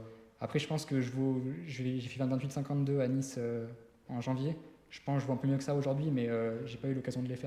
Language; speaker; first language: French; native; French